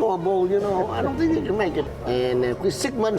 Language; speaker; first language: English; non-native, learner; Vietnamese